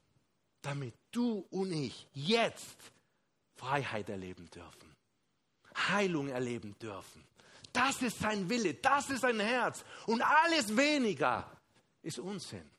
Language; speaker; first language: German; non-native, fluent; Spanish